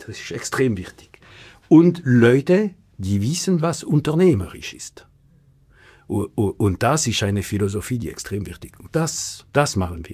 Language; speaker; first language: German; non-native, local second language; French